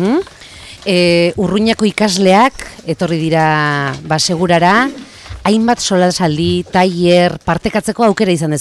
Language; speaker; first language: Basque; native; Basque